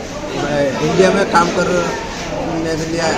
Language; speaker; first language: Hindi; non-native, learner; Rohingya